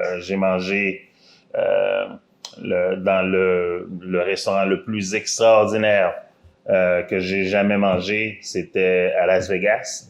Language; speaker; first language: French; early bilingual, other home language; Haitian Creole